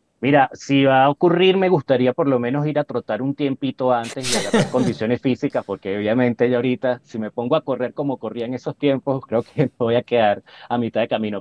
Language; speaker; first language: Spanish; native; Spanish